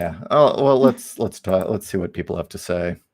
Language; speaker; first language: English; native; English